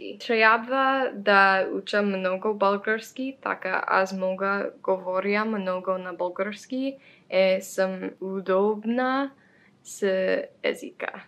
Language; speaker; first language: Bulgarian; non-native, learner; English